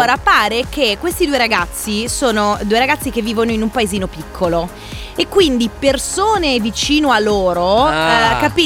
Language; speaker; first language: Italian; native; Italian